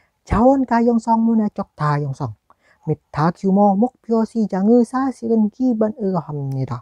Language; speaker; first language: Korean; non-native, learner; Indonesian